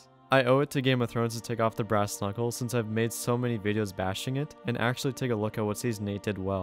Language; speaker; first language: English; native; English